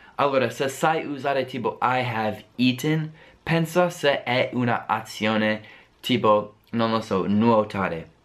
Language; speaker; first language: Italian; non-native, fluent; English